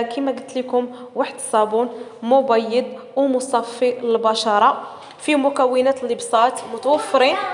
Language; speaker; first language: Arabic; native; Arabic